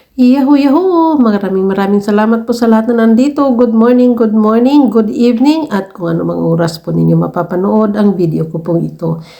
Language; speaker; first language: Filipino; native; Filipino